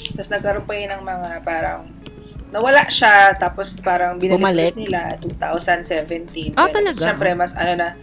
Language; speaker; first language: Filipino; native; Filipino